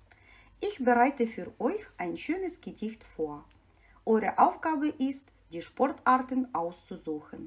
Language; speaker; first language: German; non-native, fluent; Ukrainian